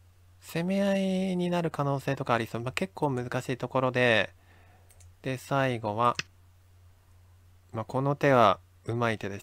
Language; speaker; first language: Japanese; native; Japanese